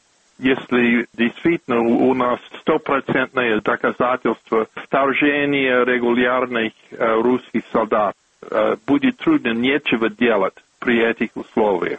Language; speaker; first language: Russian; non-native, fluent; English